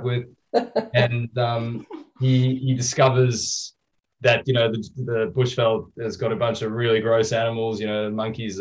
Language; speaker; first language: English; native; English